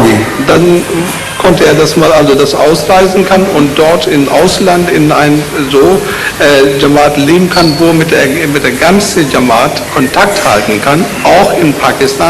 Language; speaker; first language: German; non-native, learner; Urdu